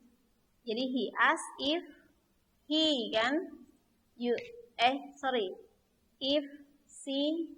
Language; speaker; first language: English; non-native, learner; Indonesian